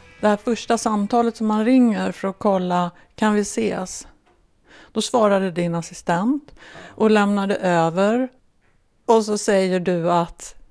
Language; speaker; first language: Swedish; native; Swedish